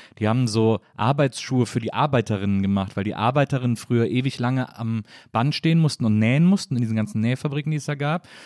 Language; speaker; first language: German; native; German